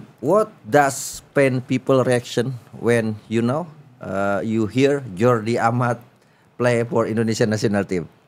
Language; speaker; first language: English; non-native, learner; Indonesian